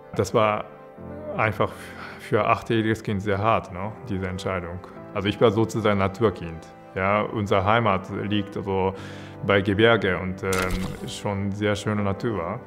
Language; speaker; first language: German; non-native, fluent; Japanese